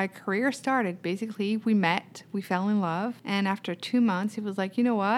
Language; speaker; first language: English; non-native, fluent; French